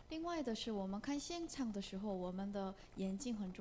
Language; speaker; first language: Chinese; non-native, learner; Korean